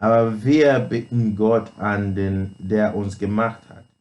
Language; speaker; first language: German; non-native, fluent; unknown